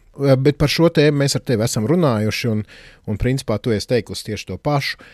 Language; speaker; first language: Latvian; native; Latvian